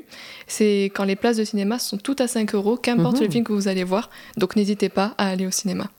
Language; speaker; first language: French; native; French